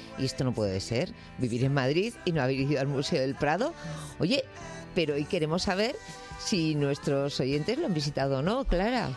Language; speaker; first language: Spanish; native; Spanish